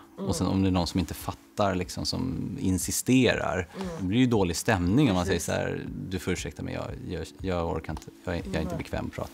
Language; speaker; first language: Swedish; native; Swedish